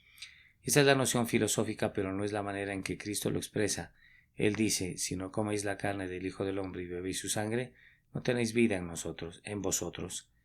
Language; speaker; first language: Spanish; native; Spanish